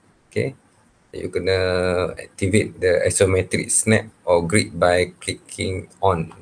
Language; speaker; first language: English; non-native, local second language; Malay